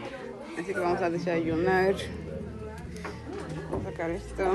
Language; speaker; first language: Spanish; non-native, fluent; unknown